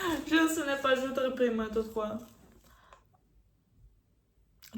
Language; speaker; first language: French; non-native, learner; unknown